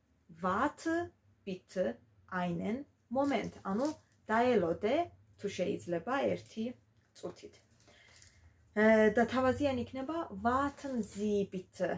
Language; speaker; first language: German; non-native, fluent; Georgian